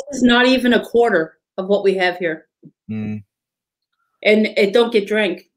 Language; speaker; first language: English; native; English